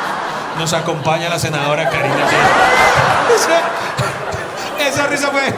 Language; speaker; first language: Spanish; native; Spanish